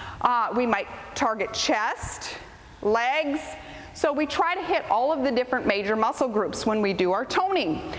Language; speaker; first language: English; native; English